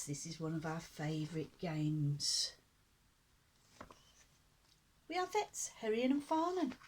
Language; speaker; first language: English; native; English